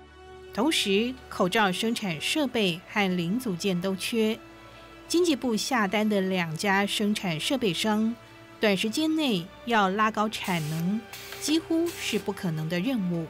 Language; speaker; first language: Chinese; native; Chinese